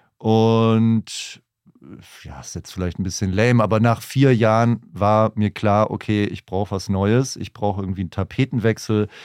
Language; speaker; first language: German; native; German